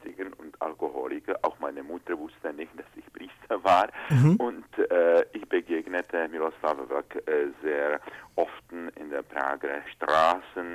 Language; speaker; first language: German; non-native, fluent; Czech